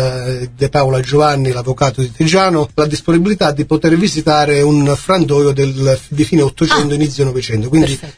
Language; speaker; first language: Italian; native; Italian